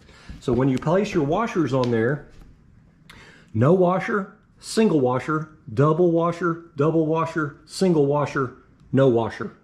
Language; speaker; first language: English; native; English